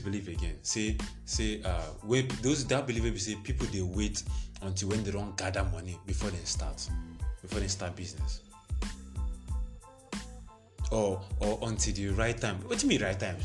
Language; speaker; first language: English; non-native, local second language; Igbo